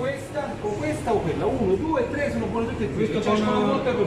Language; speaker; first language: Italian; native; Italian